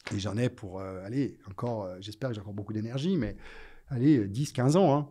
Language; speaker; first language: French; native; French